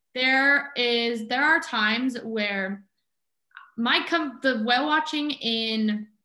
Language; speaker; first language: English; native; English